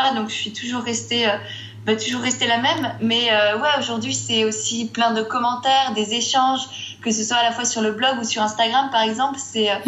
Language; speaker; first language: French; native; French